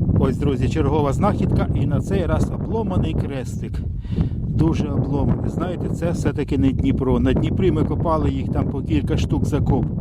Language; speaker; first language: Ukrainian; native; Ukrainian